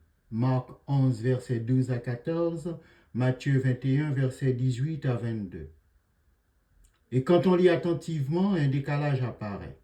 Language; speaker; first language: French; native; French